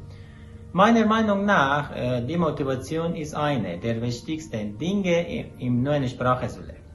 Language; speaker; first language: German; non-native, learner; Persian